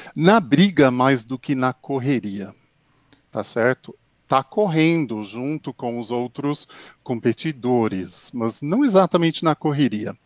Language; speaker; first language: Portuguese; non-native, fluent; English